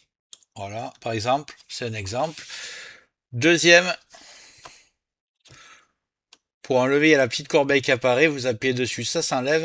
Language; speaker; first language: French; native; French